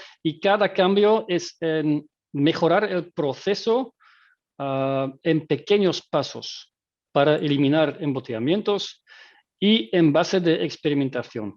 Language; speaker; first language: Spanish; non-native, fluent; Dutch